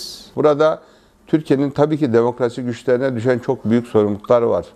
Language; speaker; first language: Turkish; native; Turkish